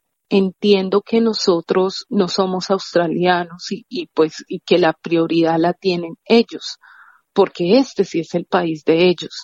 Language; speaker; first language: Spanish; native; Spanish